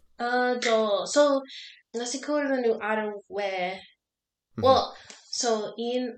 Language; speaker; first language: Welsh; non-native, learner; English